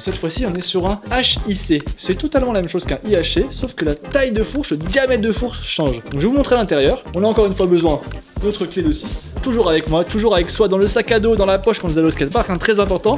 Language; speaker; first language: French; native; French